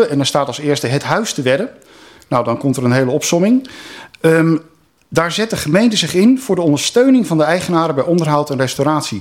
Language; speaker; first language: Dutch; native; Dutch